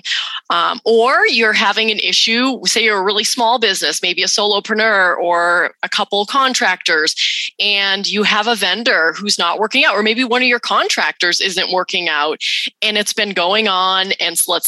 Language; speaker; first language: English; native; English